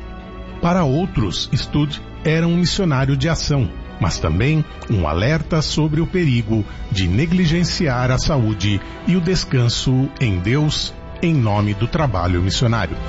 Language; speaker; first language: Portuguese; native; Portuguese